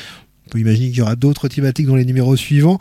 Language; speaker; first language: French; native; French